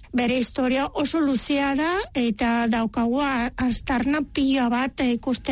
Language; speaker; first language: Basque; non-native, fluent; Bulgarian